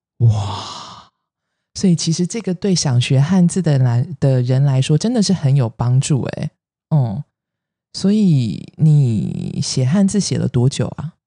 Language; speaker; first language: Chinese; native; Chinese